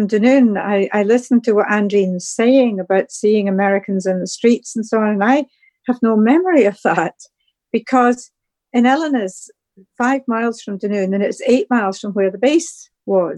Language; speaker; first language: English; native; English